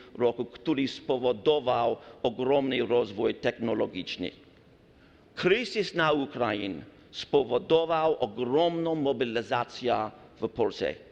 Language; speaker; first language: Polish; non-native, learner; English